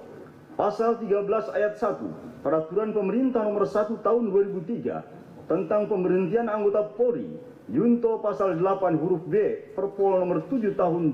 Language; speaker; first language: Indonesian; native; Indonesian